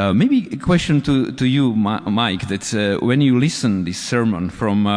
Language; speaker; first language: English; non-native, fluent; Slovak